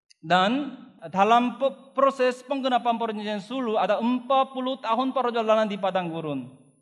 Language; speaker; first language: Indonesian; non-native, fluent; Korean